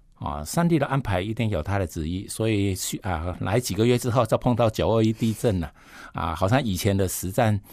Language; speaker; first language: Chinese; non-native, fluent; Cantonese